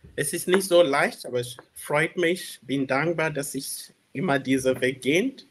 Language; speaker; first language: German; non-native, learner; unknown